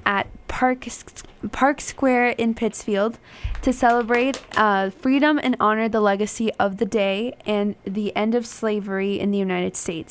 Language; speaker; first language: English; early bilingual, other home language; Spanish